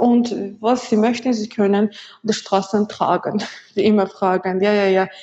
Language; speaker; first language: German; non-native, learner; Azerbaijani